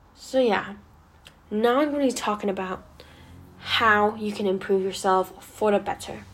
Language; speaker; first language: English; non-native, local second language; Cantonese